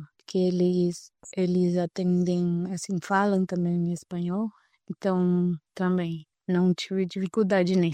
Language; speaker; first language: Portuguese; non-native, fluent; Spanish